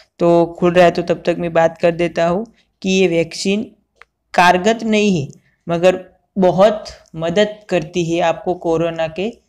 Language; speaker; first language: Hindi; non-native, local second language; Gujarati